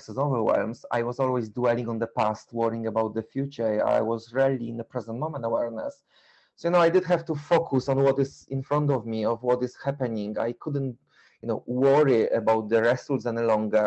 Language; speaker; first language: English; non-native, fluent; Polish